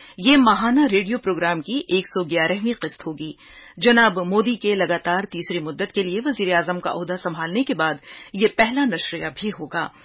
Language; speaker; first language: Urdu; native; Urdu